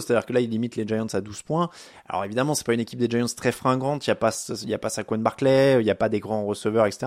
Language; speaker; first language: French; native; French